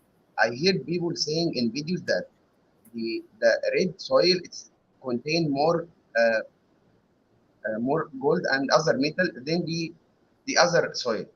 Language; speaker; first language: English; non-native, learner; Arabic